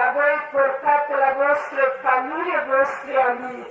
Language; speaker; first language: Italian; non-native, learner; Croatian